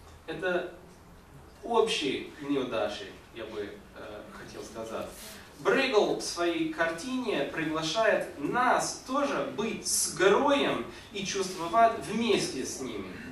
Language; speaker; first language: Russian; non-native, fluent; English